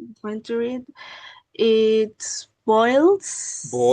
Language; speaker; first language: English; non-native, learner; Spanish